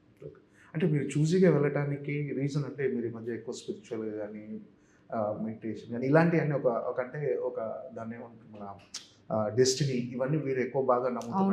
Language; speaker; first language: Telugu; native; Telugu